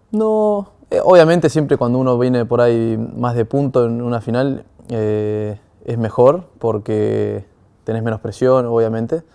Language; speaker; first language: Spanish; native; Spanish